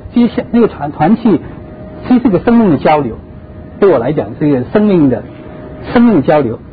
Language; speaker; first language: Chinese; non-native, local second language; Cantonese